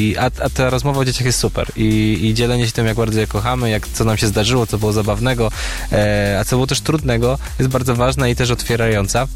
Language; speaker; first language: Polish; native; Polish